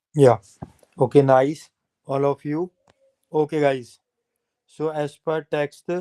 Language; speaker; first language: English; non-native, local second language; Hindi